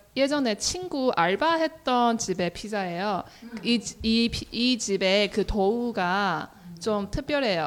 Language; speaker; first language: Korean; non-native, fluent; Chinese